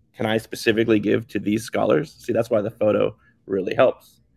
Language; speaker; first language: English; native; English